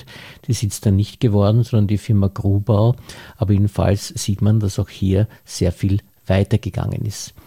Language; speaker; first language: German; native; German